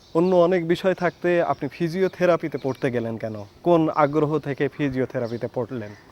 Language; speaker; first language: Bangla; native; Bangla